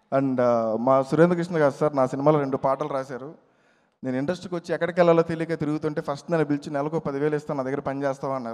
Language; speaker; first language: Telugu; native; Telugu